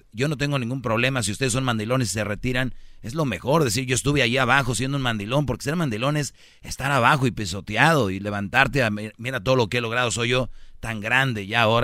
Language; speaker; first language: Spanish; native; Spanish